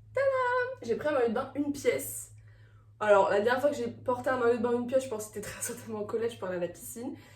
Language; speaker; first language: French; native; French